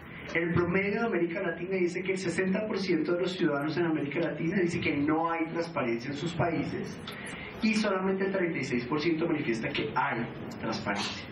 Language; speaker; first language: Spanish; native; Spanish